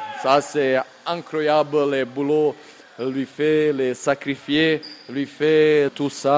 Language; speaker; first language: French; non-native, learner; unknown